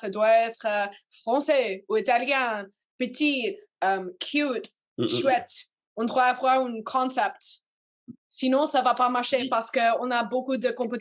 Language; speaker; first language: French; non-native, learner; English